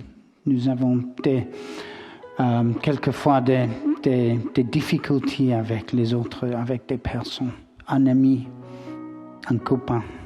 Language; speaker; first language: French; non-native, learner; English